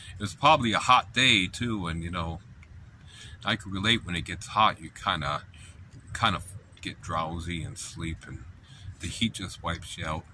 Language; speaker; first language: English; native; English